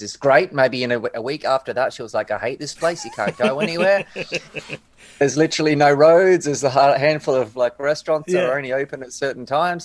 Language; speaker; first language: English; native; English